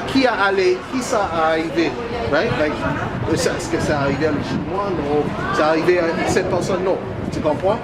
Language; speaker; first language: French; non-native, learner; English